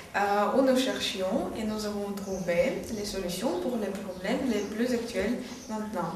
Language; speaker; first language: French; non-native, fluent; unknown